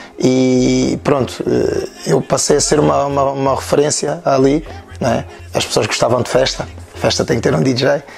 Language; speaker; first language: Portuguese; native; Portuguese